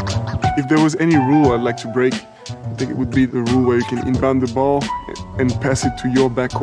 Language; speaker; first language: English; non-native, fluent; French